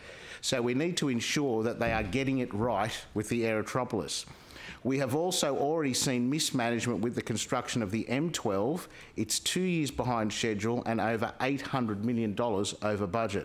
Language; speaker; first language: English; native; English